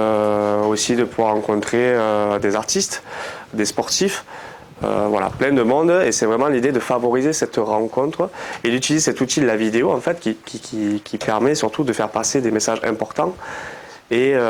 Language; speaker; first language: French; native; French